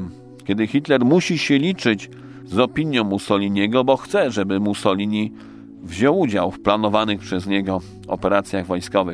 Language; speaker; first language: Polish; native; Polish